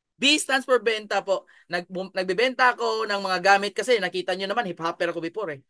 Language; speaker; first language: Filipino; non-native, local second language; Cebuano